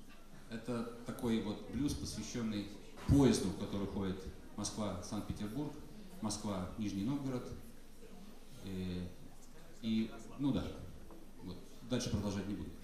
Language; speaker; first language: Russian; native; Russian